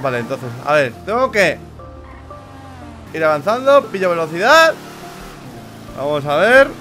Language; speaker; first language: Spanish; native; Spanish